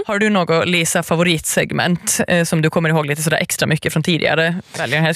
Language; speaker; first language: Swedish; native; Swedish